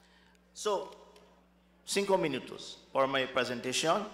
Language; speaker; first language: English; native; English